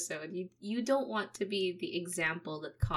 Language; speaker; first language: English; non-native, local second language; Filipino